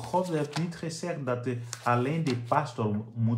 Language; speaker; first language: Dutch; non-native, fluent; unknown